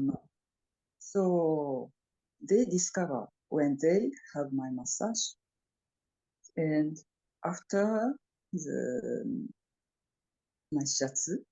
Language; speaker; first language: English; non-native, fluent; Japanese